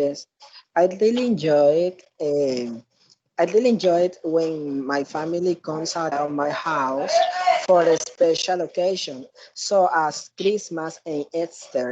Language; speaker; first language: English; non-native, learner; Spanish